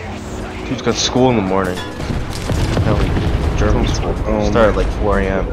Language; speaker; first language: English; native; English